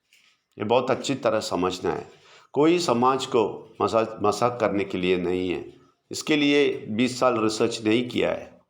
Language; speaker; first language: Hindi; non-native, local second language; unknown